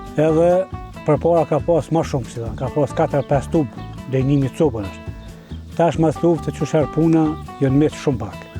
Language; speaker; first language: Albanian; native; Albanian